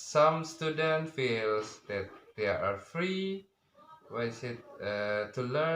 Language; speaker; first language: English; non-native, learner; Indonesian